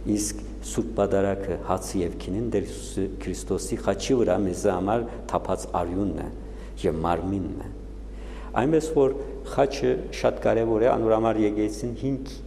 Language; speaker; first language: Armenian; native; Armenian